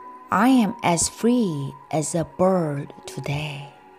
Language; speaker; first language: English; non-native, fluent; Korean